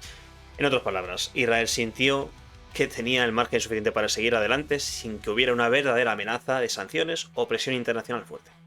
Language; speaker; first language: Spanish; native; Spanish